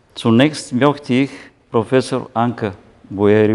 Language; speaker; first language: German; non-native, fluent; Bulgarian